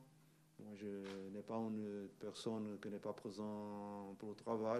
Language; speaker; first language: French; non-native, learner; Portuguese